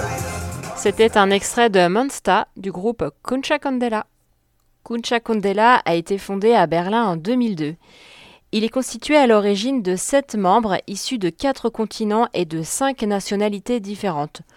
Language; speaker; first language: French; native; French